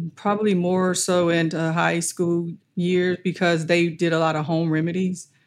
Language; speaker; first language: English; native; English